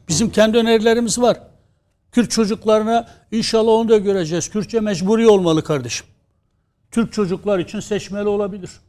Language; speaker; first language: Turkish; non-native, local second language; Kurdish